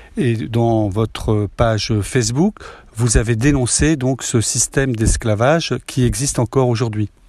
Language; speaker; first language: French; native; French